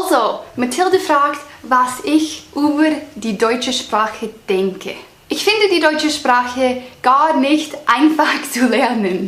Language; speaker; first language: German; non-native, learner; English